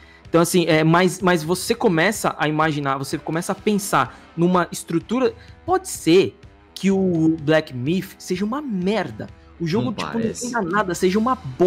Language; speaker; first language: Portuguese; native; Portuguese